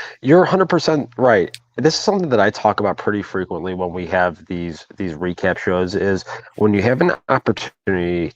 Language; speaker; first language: English; native; English